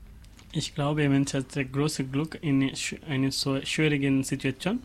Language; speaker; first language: German; non-native, learner; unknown